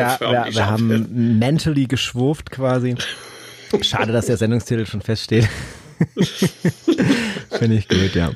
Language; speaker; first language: German; native; German